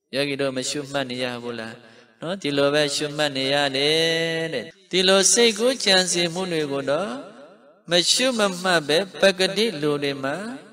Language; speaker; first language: Burmese; non-native, local second language; Mon